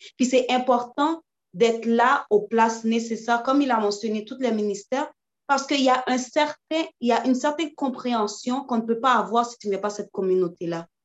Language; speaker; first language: French; early bilingual, other home language; Haitian Creole